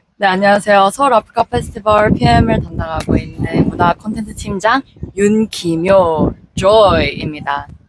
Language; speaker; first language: Korean; early bilingual, heritage; Korean